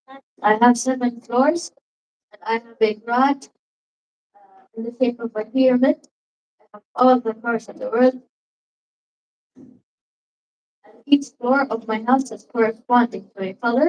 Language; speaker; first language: English; non-native, learner; Arabic